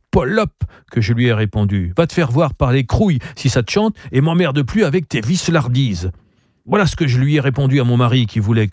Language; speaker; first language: French; native; French